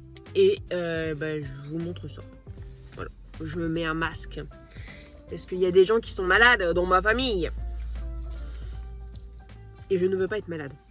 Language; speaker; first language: French; native; French